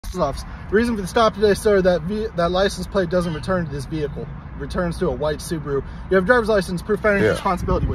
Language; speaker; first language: English; native; English